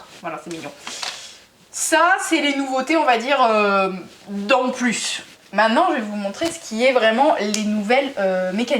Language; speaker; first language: French; native; French